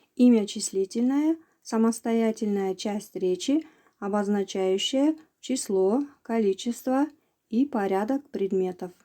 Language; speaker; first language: Russian; non-native, local second language; Kazakh